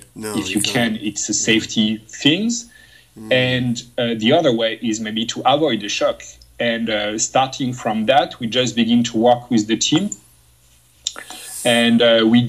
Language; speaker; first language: English; non-native, fluent; French